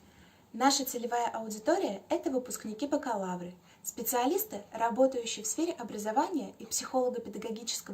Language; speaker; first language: Russian; native; Russian